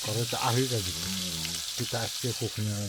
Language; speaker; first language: Russian; non-native, local second language; Yakut